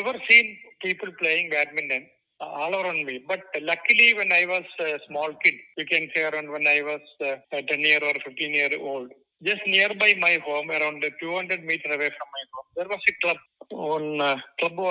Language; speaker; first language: English; non-native, local second language; Malayalam